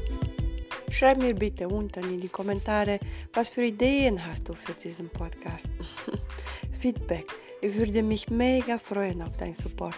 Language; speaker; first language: German; non-native, fluent; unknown